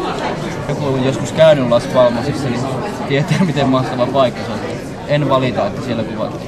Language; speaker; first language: Finnish; native; Finnish